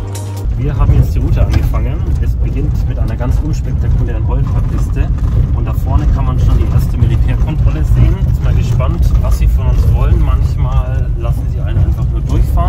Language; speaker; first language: German; native; German